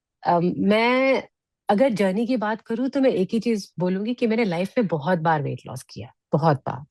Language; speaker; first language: Hindi; native; Hindi